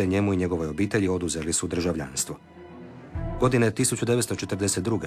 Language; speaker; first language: Serbian; native; Serbian